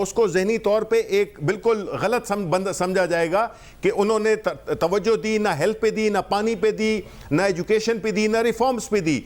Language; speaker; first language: Urdu; non-native, local second language; Pashto